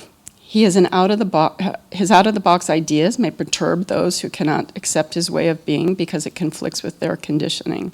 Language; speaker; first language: English; native; English